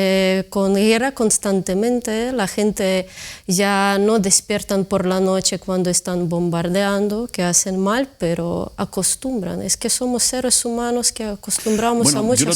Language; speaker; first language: Spanish; non-native, fluent; Ukrainian